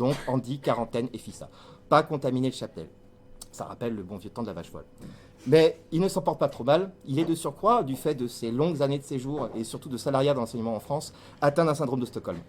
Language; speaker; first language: French; native; French